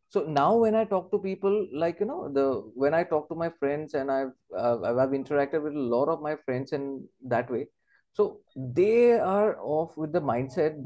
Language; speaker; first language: English; non-native, local second language; Assamese